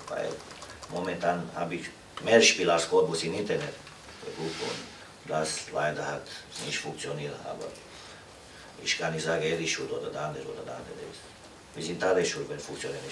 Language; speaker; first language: German; non-native, fluent; Romanian